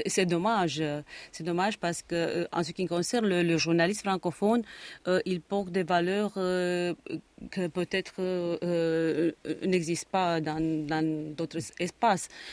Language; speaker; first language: French; non-native, fluent; Romanian